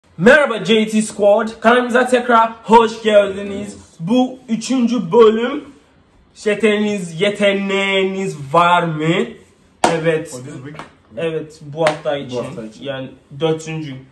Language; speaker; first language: Turkish; non-native, learner; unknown